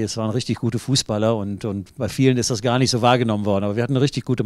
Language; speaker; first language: German; native; German